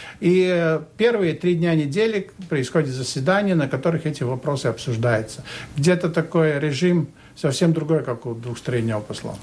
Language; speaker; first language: Russian; non-native, local second language; Latvian